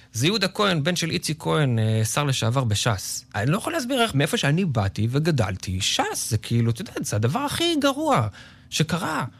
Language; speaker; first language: Hebrew; native; Hebrew